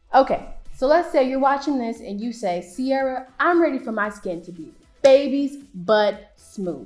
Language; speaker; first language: English; native; English